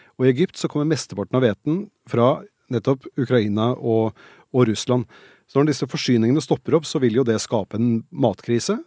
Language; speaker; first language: Norwegian; native; Norwegian